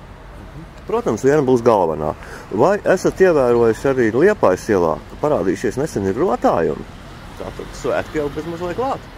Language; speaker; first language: Latvian; native; Latvian